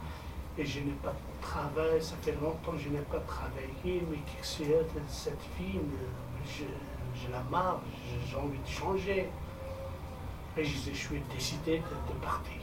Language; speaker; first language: French; non-native, fluent; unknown